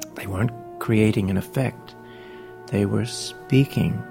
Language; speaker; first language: English; native; English